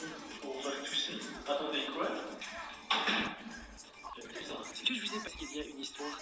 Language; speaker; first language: French; native; French